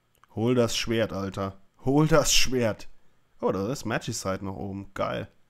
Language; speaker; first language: German; native; German